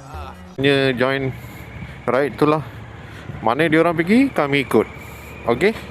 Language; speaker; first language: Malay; non-native, local second language; Tamil